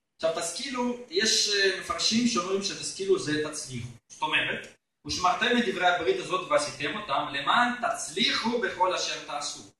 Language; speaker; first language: Hebrew; native; Hebrew